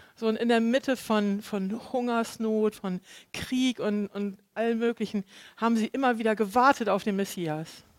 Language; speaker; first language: German; native; German